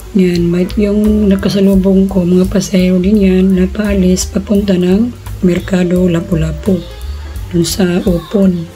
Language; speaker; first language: Filipino; non-native, local second language; Cebuano